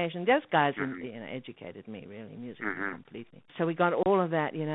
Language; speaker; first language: English; native; English